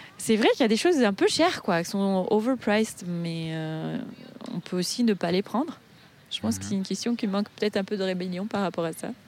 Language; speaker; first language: French; non-native, fluent; Portuguese